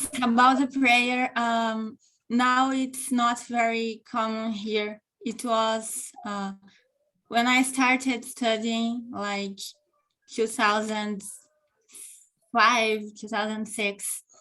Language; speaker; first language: English; non-native, local second language; Portuguese